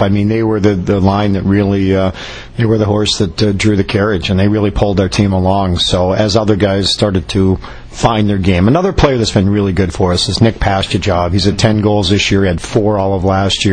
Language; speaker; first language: English; native; English